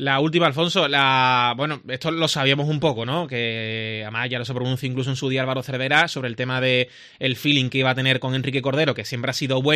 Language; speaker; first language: Spanish; native; Spanish